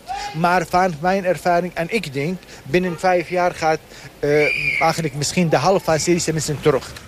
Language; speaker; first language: Dutch; non-native, learner; Arabic